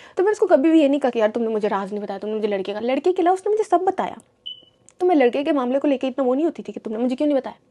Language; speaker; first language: Urdu; native; Urdu